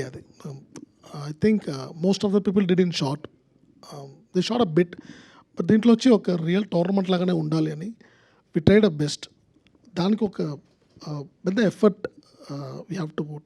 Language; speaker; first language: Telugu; non-native, learner; Tamil